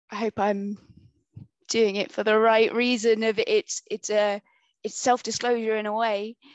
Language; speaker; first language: English; native; English